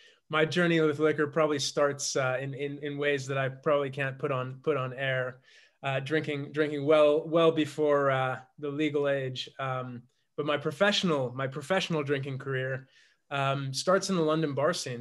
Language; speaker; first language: English; native; English